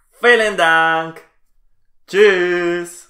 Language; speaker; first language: German; non-native, fluent; Spanish